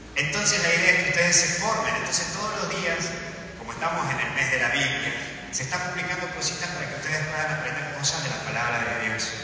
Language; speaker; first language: Spanish; native; Spanish